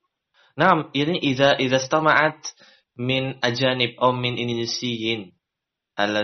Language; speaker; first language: Arabic; non-native, fluent; Indonesian